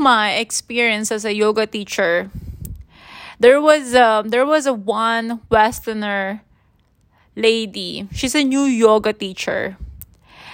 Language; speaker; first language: English; non-native, local second language; Filipino